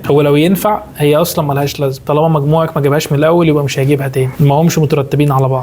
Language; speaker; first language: Arabic; native; Arabic